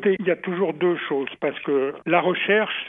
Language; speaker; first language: French; native; French